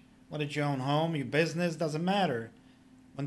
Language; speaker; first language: English; non-native, fluent; Polish